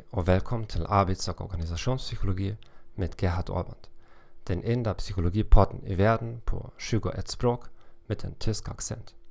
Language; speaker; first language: Swedish; non-native, learner; German